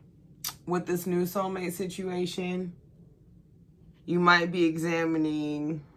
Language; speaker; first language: English; native; English